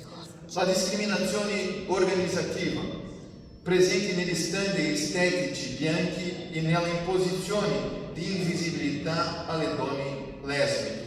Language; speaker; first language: Italian; non-native, fluent; Portuguese